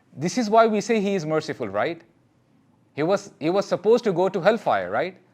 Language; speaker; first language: English; non-native, local second language; Urdu